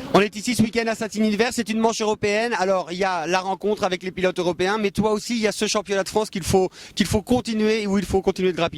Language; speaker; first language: French; native; French